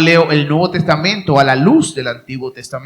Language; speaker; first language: Spanish; native; Spanish